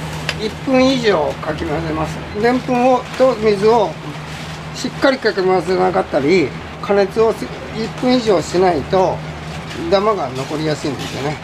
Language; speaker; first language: Japanese; native; Japanese